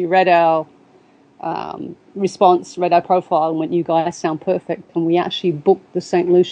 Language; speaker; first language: English; native; English